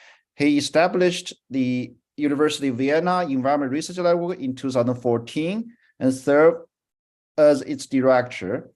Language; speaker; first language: English; non-native, fluent; Chinese